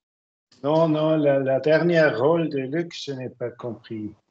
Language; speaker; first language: French; non-native, learner; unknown